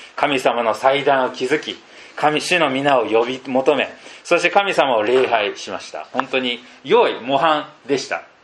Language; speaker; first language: Japanese; non-native, fluent; Filipino